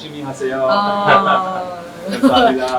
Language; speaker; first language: Korean; non-native, learner; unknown